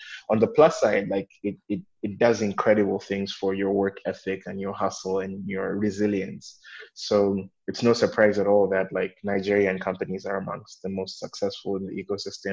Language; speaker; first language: English; non-native, local second language; Nyanja